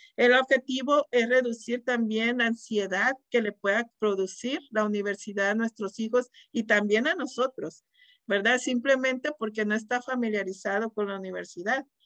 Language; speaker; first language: Spanish; native; Spanish